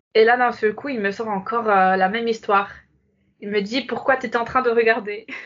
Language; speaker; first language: French; non-native, local second language; Arabic